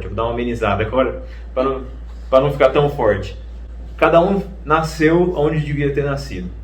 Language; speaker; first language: Portuguese; native; Portuguese